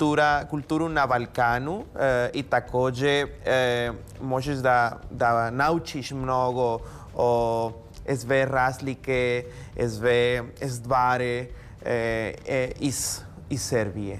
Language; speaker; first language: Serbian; non-native, learner; Spanish